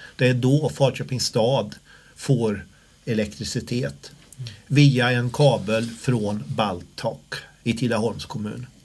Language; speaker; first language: Swedish; native; Swedish